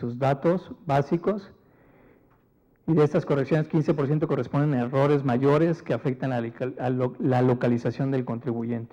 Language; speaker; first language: Spanish; native; Spanish